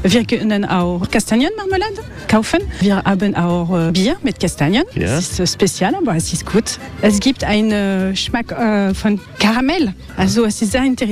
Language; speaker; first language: German; non-native, learner; French